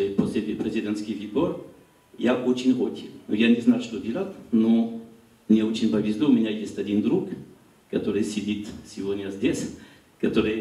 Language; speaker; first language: Russian; non-native, learner; French